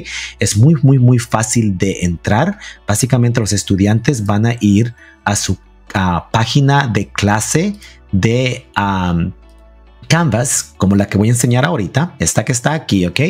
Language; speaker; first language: Spanish; early bilingual, heritage; Spanish